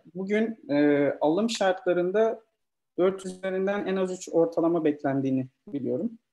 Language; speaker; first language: Turkish; native; Turkish